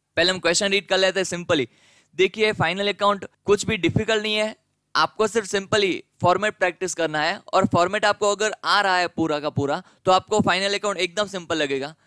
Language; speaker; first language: Hindi; non-native, local second language; Gujarati